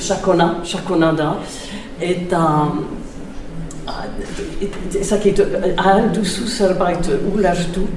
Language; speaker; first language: Basque; non-native, learner; English